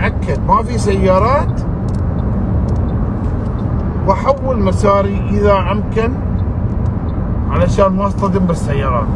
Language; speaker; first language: Arabic; native; Arabic